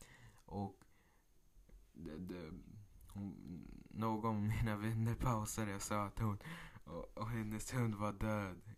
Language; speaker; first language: Swedish; early bilingual, other home language; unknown